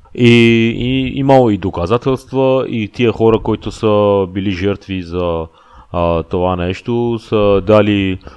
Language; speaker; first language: Bulgarian; non-native, fluent; Persian